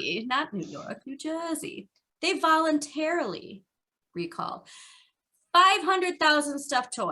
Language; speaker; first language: English; native; English